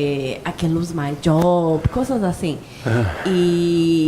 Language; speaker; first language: Spanish; early bilingual, heritage; Spanish